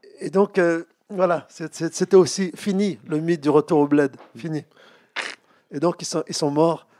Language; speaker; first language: French; native; French